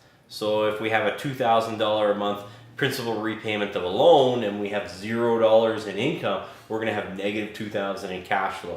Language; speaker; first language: English; native; English